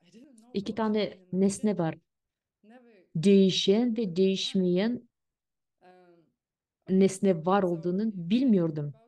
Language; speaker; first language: Turkish; non-native, fluent; Russian